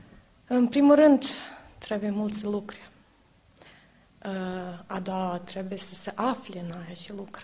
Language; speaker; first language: Romanian; non-native, local second language; Serbian